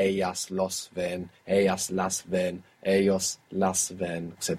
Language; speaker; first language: Spanish; non-native, fluent; English